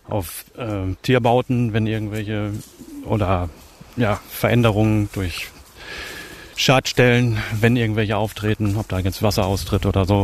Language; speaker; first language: German; native; German